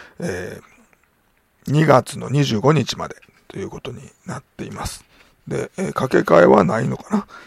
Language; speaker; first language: Japanese; native; Japanese